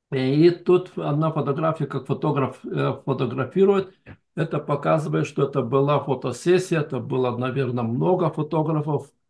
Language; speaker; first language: Russian; non-native, fluent; Lithuanian